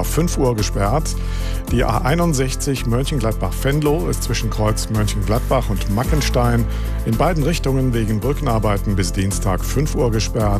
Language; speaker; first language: German; native; German